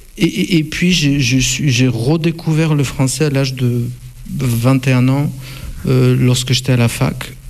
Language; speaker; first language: French; non-native, fluent; Russian